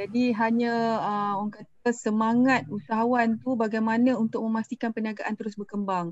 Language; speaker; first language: Malay; native; Malay